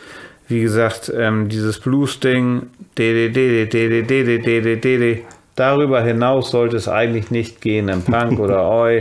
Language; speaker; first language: German; native; German